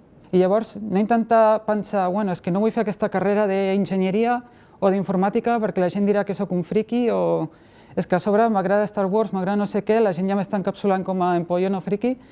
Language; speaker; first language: Catalan; native; Catalan